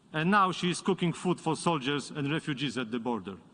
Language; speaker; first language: English; non-native, fluent; Polish